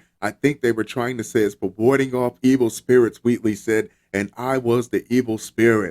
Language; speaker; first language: English; native; English